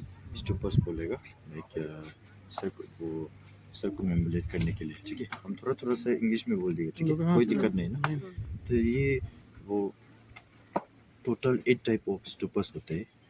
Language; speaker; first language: Hindi; non-native, fluent; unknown